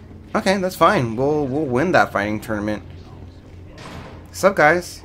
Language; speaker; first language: English; native; English